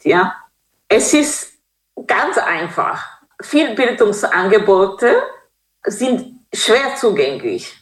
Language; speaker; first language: German; non-native, fluent; Kinyarwanda